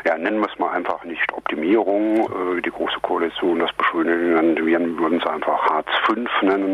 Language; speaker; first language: German; native; German